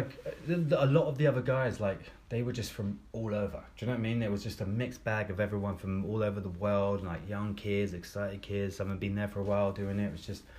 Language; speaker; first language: English; native; English